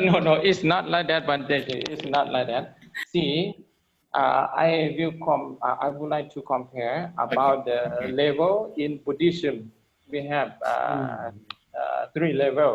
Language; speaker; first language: English; non-native, learner; Lao